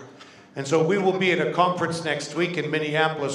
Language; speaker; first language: English; native; English